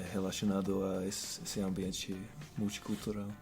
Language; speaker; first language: Portuguese; non-native, fluent; English